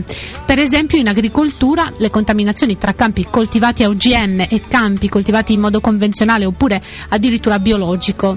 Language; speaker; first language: Italian; native; Italian